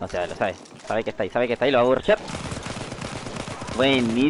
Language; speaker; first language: Spanish; native; Spanish